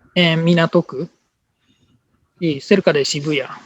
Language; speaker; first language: Spanish; non-native, learner; Japanese